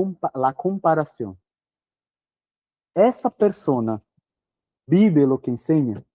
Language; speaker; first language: Spanish; non-native, fluent; Portuguese